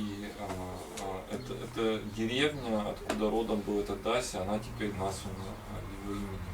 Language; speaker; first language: Russian; native; Russian